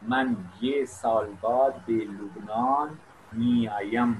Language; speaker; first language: Persian; non-native, fluent; Urdu